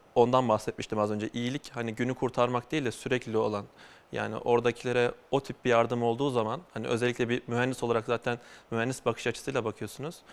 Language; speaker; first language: Turkish; native; Turkish